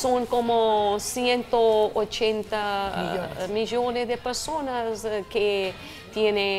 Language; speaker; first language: Spanish; non-native, fluent; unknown